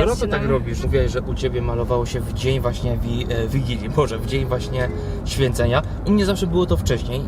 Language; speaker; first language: Polish; native; Polish